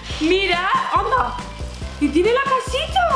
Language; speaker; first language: Spanish; native; Spanish